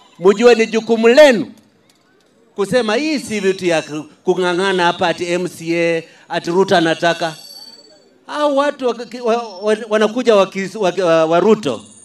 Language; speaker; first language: Swahili; non-native, local second language; Luyia